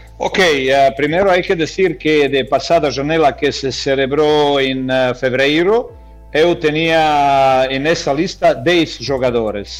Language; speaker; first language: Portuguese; non-native, learner; Croatian